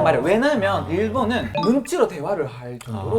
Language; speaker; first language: Korean; non-native, fluent; Japanese